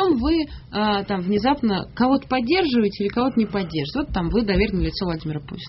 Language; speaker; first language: Russian; native; Russian